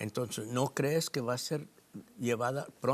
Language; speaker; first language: Spanish; non-native, fluent; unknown